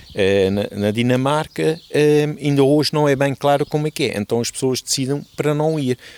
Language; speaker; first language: Portuguese; non-native, fluent; German